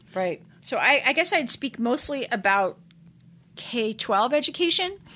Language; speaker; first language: English; native; English